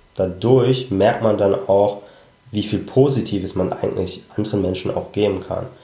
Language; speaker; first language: German; early bilingual, other home language; Cantonese